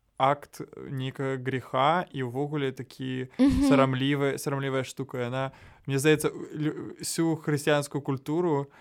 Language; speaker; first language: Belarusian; non-native, local second language; Russian